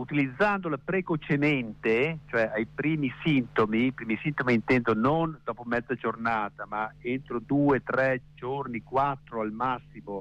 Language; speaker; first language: Italian; native; Italian